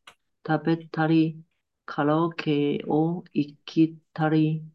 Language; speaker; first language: Japanese; non-native, learner; Chinese